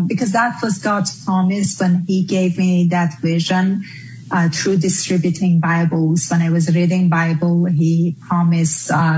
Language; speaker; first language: English; non-native, fluent; Persian